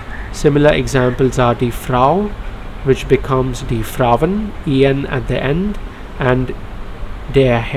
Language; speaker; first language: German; non-native, learner; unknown